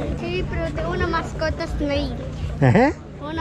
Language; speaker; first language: Spanish; early bilingual, other home language; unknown